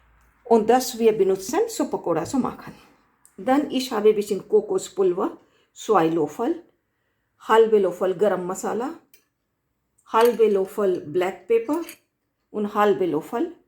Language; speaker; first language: German; non-native, learner; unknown